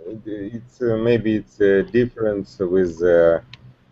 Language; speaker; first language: English; non-native, learner; Russian